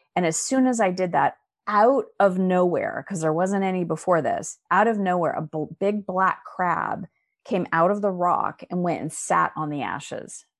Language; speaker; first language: English; native; English